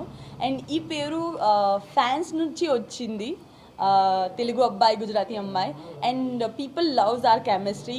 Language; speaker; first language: Telugu; non-native, local second language; Gujarati